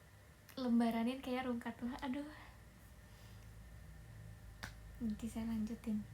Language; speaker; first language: Indonesian; native; Indonesian